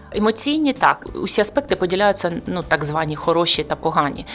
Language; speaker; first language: Ukrainian; non-native, local second language; Russian